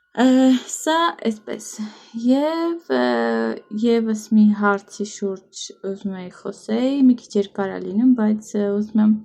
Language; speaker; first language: Armenian; native; Armenian